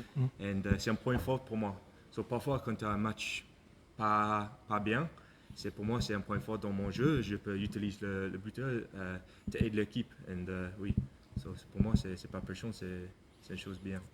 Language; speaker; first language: French; non-native, learner; English